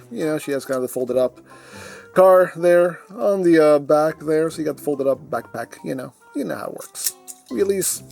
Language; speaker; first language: English; native; English